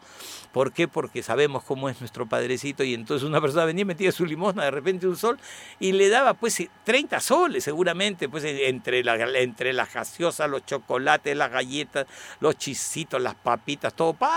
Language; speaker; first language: Spanish; native; Spanish